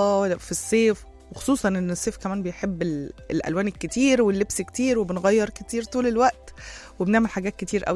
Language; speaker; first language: Arabic; native; Arabic